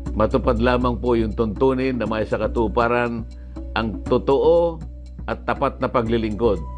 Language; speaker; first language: Filipino; native; Filipino